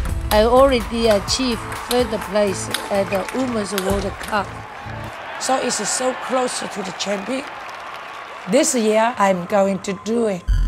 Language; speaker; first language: English; non-native, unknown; Chinese